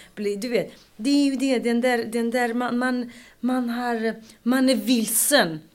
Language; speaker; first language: Swedish; non-native, fluent; Kurdish